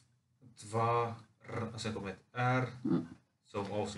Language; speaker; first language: Swedish; non-native, fluent; Finnish